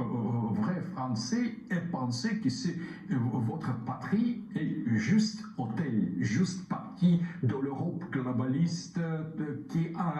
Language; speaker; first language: French; non-native, fluent; Russian